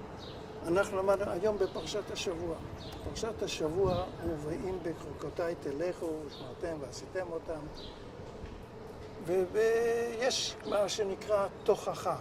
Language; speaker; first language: Hebrew; non-native, local second language; Yiddish